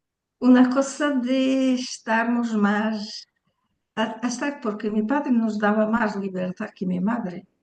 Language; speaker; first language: Spanish; early bilingual, heritage; Portuguese